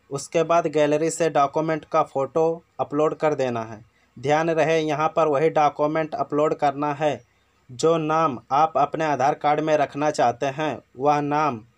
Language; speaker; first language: Hindi; native; Hindi